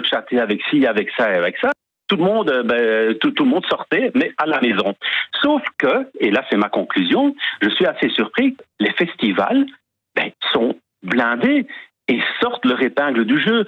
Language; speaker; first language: French; native; French